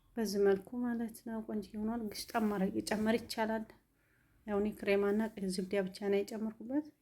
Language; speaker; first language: Amharic; native; Amharic